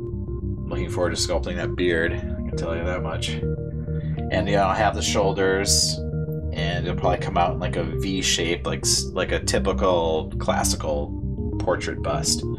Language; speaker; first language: English; native; English